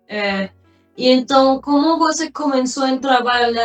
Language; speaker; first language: Portuguese; non-native, fluent; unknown